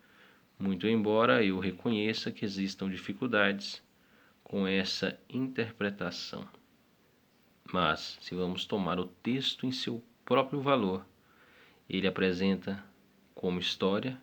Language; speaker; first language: Portuguese; native; Portuguese